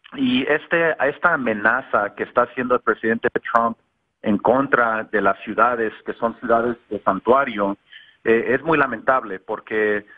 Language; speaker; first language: Spanish; native; Spanish